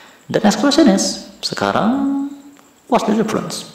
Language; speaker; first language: English; non-native, fluent; Indonesian